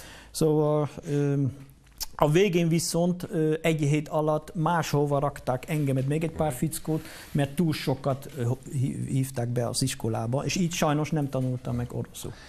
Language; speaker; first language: Hungarian; non-native, fluent; Dutch